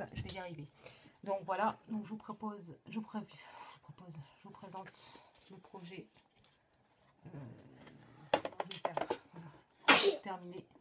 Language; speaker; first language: French; native; French